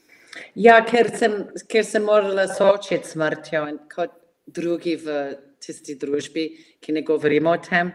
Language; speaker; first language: Slovenian; non-native, fluent; English